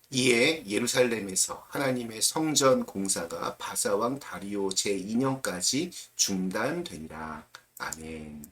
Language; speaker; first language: Korean; native; Korean